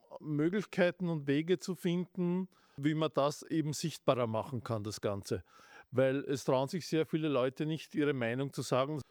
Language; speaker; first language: German; native; German